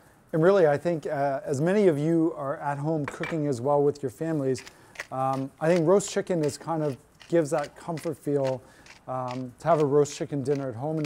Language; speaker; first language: English; native; English